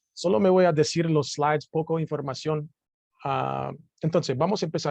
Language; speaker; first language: Spanish; non-native, learner; English